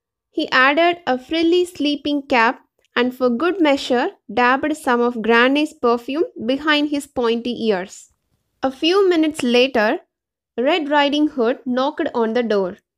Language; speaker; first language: English; non-native, local second language; Tamil